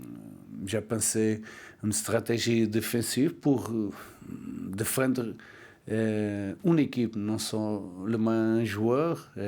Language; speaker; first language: French; non-native, learner; Portuguese